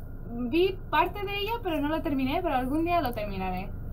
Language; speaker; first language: Spanish; early bilingual, heritage; Spanish